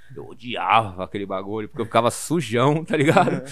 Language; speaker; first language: Portuguese; native; Portuguese